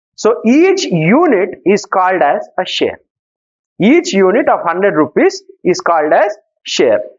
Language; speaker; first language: English; non-native, local second language; Telugu